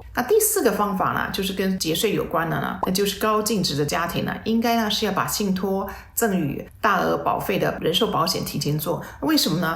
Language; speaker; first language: Chinese; native; Chinese